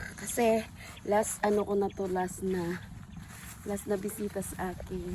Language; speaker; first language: Filipino; native; Filipino